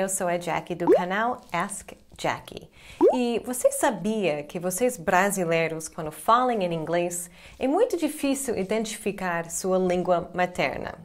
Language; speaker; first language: Portuguese; non-native, fluent; English